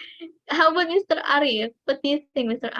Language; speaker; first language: English; non-native, fluent; Indonesian